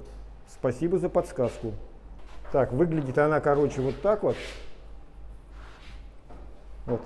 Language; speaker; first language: Russian; native; Russian